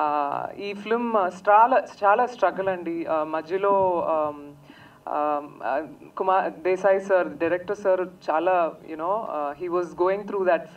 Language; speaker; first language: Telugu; non-native, learner; Tamil